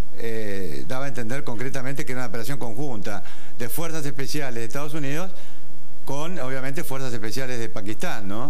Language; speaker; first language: Spanish; native; Spanish